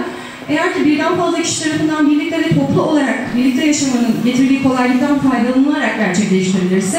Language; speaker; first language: Turkish; native; Turkish